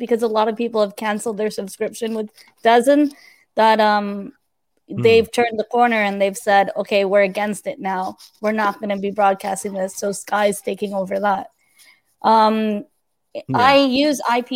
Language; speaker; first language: English; native; English